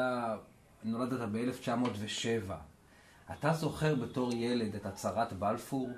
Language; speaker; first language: Hebrew; native; Hebrew